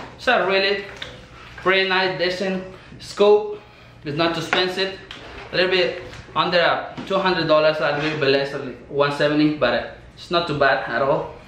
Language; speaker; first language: English; non-native, learner; Spanish